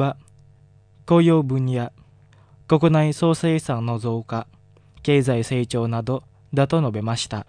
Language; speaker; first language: Japanese; non-native, fluent; Indonesian